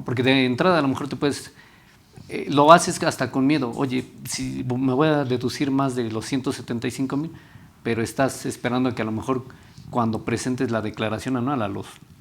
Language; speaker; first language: Spanish; native; Spanish